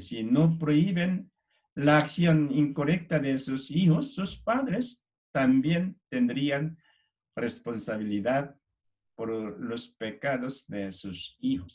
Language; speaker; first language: Spanish; non-native, fluent; Korean